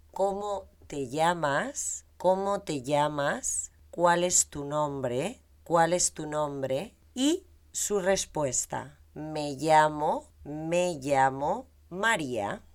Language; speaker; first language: Spanish; native; Spanish